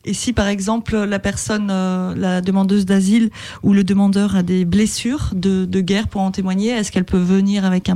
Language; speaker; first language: French; native; French